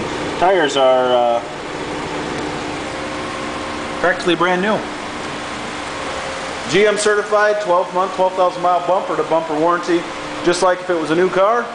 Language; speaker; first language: English; native; English